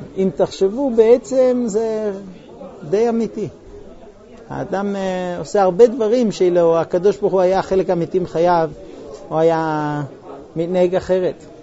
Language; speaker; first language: Hebrew; non-native, fluent; English